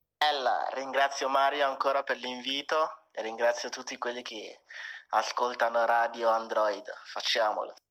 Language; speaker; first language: Italian; early bilingual, other home language; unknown